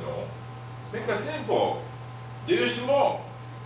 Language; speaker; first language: English; non-native, fluent; Japanese